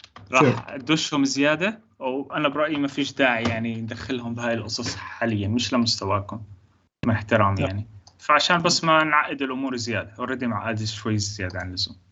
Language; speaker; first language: Arabic; native; Arabic